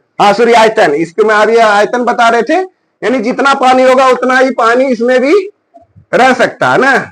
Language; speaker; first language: Hindi; native; Hindi